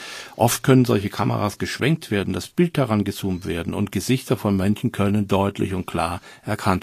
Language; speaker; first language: German; native; German